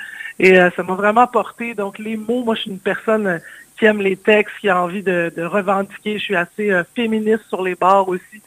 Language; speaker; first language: French; native; French